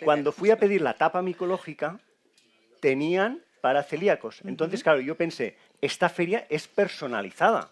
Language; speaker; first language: Spanish; native; Spanish